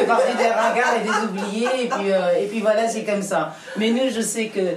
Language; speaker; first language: French; native; French